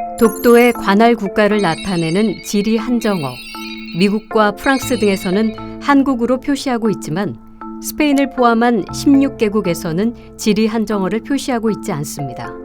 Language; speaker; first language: Korean; native; Korean